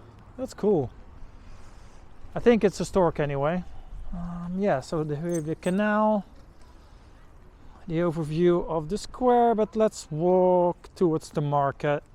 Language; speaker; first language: English; non-native, fluent; Dutch